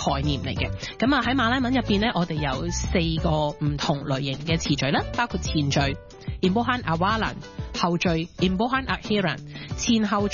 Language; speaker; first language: Cantonese; early bilingual, heritage; Cantonese